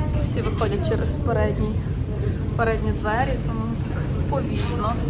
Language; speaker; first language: Ukrainian; native; Ukrainian